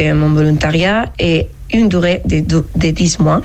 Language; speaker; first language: French; non-native, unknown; Spanish